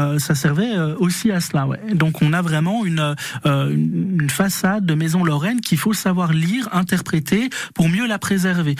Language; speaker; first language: French; native; French